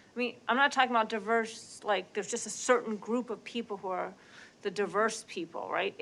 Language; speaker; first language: English; native; English